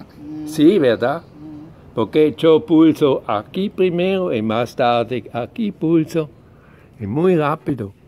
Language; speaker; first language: Spanish; non-native, learner; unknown